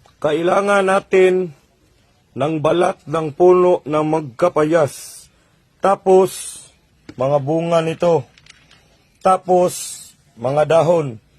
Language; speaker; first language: Filipino; non-native, local second language; Cebuano